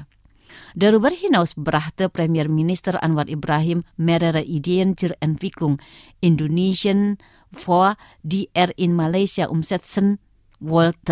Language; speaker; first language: German; non-native, fluent; Indonesian